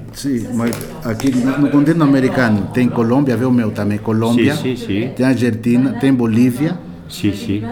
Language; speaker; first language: French; non-native, learner; Portuguese